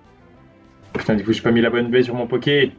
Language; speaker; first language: French; native; French